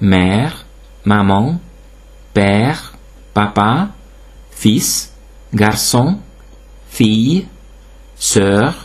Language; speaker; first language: French; non-native, fluent; Hungarian